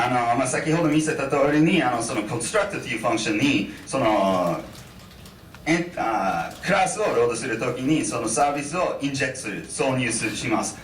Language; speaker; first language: Japanese; non-native, fluent; English